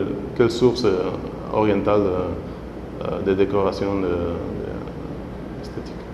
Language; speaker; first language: French; non-native, fluent; Spanish